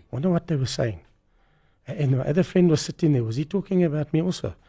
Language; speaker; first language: English; native; English